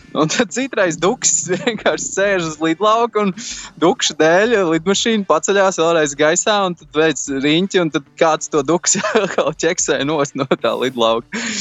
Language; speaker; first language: Latvian; native; Latvian